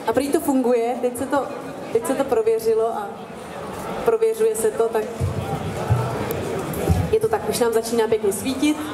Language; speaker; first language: Czech; native; Czech